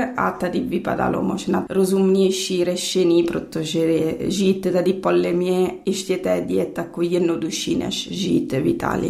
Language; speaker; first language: Czech; non-native, learner; Italian